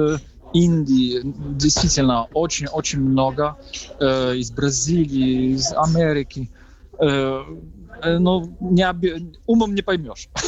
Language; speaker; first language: Russian; non-native, fluent; Polish